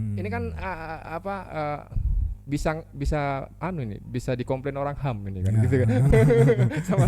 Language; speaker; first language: Indonesian; non-native, local second language; Javanese